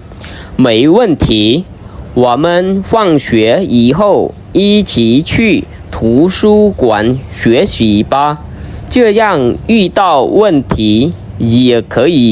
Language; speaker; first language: Chinese; non-native, fluent; Khmer